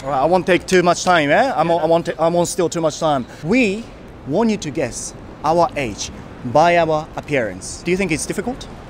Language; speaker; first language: English; non-native, fluent; Japanese